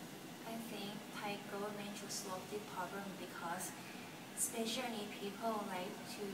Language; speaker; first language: English; non-native, learner; Thai